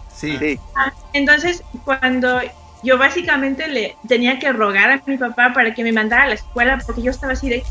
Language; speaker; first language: Spanish; early bilingual, other home language; English